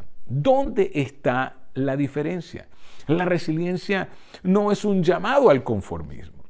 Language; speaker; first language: Spanish; native; Spanish